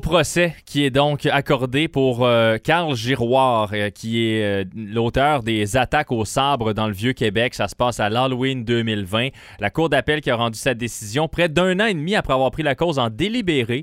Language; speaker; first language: French; native; French